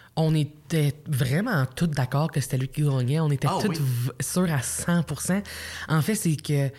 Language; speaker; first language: French; native; French